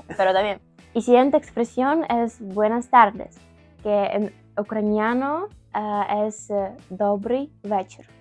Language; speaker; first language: Spanish; non-native, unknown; Ukrainian